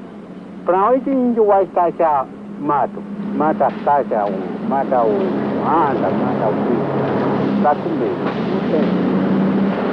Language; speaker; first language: Portuguese; non-native, local second language; Kayapó